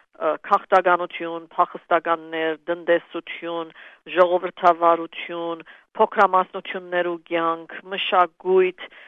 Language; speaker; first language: Armenian; early bilingual, heritage; Armenian